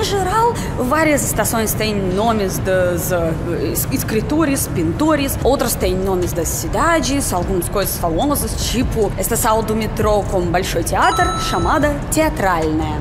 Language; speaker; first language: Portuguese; non-native, learner; Russian